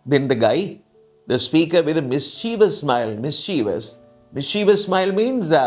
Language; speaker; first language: English; non-native, local second language; Sinhala